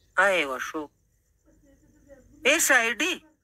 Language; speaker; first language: Arabic; non-native, learner; Pashto